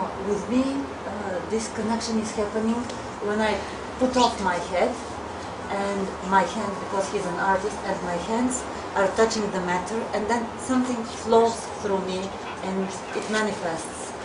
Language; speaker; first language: English; non-native, fluent; Bulgarian